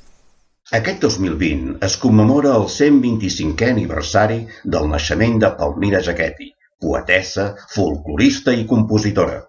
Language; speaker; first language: Catalan; native; Catalan